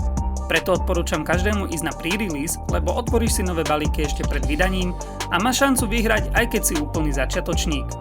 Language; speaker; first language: Slovak; native; Slovak